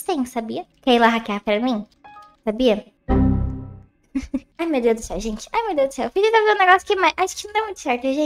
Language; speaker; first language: Portuguese; native; Portuguese